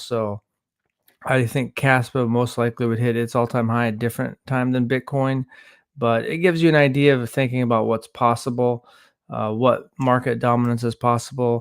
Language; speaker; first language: English; native; English